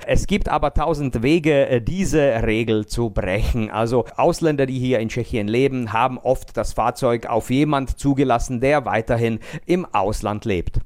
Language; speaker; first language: German; native; German